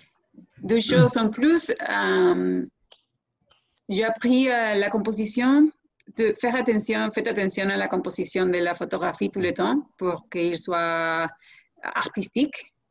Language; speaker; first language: French; non-native, fluent; Spanish